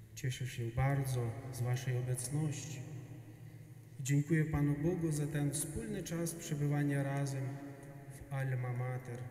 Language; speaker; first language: Polish; non-native, fluent; Ukrainian